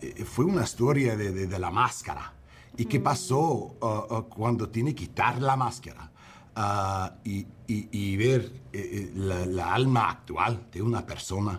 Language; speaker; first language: Spanish; non-native, learner; English